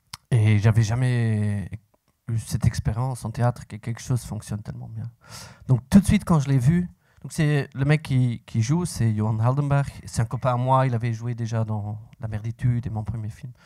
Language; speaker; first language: French; non-native, local second language; Dutch